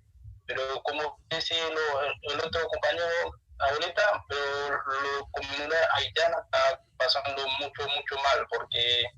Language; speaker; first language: Spanish; non-native, learner; Haitian Creole